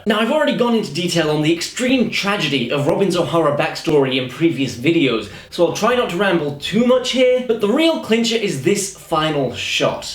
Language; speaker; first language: English; native; English